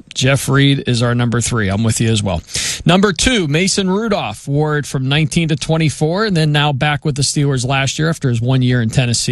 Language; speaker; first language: English; native; English